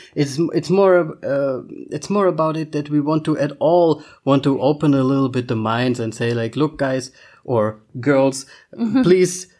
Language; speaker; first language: English; non-native, fluent; German